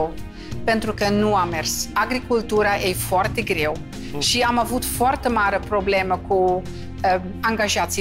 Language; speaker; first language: Romanian; non-native, fluent; Dutch